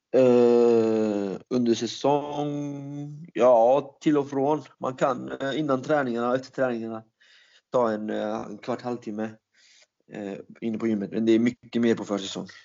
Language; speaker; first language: Swedish; early bilingual, other home language; Turkish